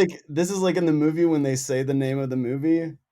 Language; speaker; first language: English; native; English